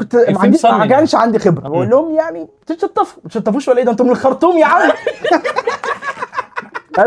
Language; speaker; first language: Arabic; native; Arabic